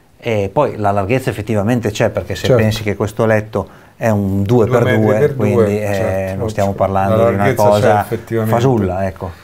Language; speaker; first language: Italian; native; Italian